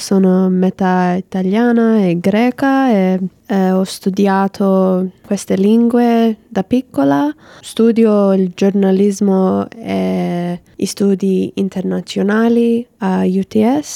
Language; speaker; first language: Italian; non-native, learner; English